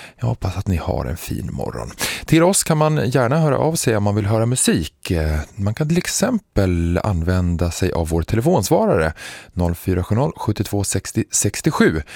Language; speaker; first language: Swedish; native; Swedish